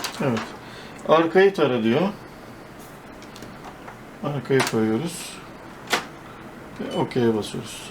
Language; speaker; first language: Turkish; native; Turkish